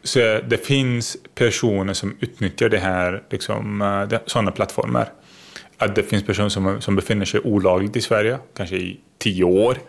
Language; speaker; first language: Swedish; non-native, fluent; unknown